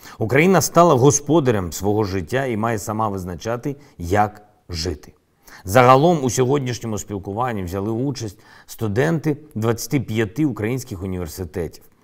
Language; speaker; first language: Ukrainian; non-native, local second language; Russian